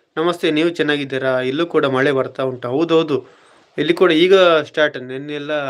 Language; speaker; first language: Kannada; non-native, local second language; Tulu